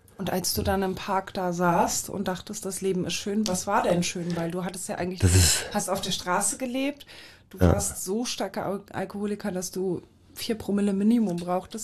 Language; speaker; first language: German; native; German